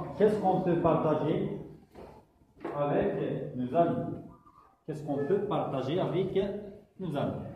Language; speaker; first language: French; non-native, local second language; Kabyle